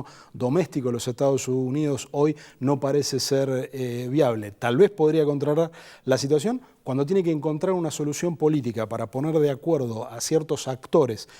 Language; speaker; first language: Spanish; native; Spanish